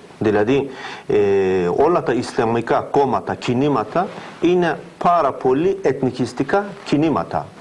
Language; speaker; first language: Greek; non-native, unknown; Turkish